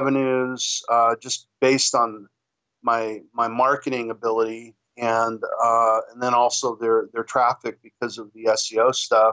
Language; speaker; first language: English; native; English